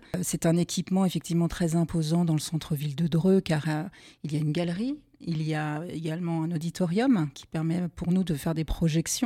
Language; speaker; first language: French; native; French